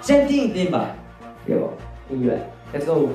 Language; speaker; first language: Chinese; non-native, fluent; Japanese